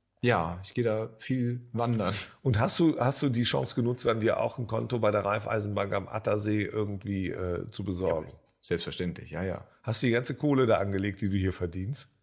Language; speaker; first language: German; native; German